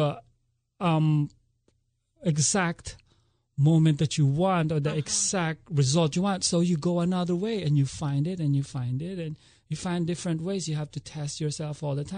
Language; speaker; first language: English; non-native, local second language; Filipino